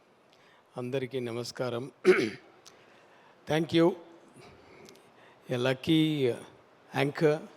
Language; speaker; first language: Telugu; non-native, learner; Tamil